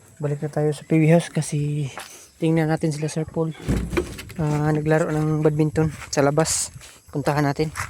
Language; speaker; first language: Filipino; non-native, local second language; Cebuano